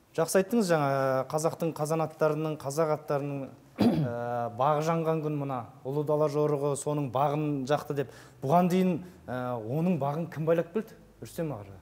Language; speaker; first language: Kazakh; native; Kazakh